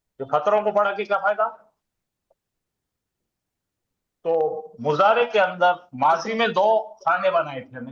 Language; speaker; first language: Hindi; native; Hindi